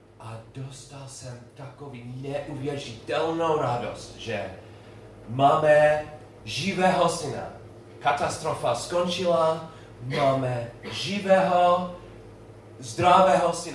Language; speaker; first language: Czech; non-native, learner; English